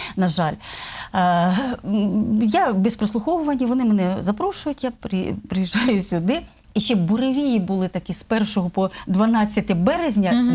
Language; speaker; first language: Ukrainian; native; Ukrainian